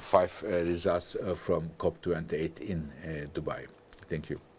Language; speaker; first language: English; non-native, fluent; Turkish